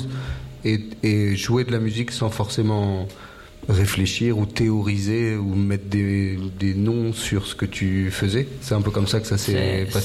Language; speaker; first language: French; native; French